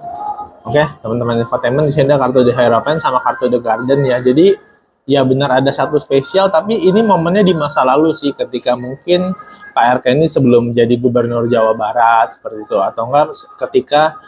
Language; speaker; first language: Indonesian; native; Indonesian